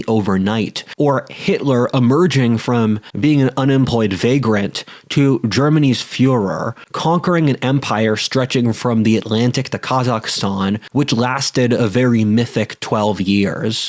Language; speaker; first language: English; native; English